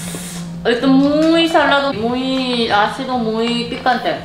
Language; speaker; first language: Spanish; non-native, learner; Korean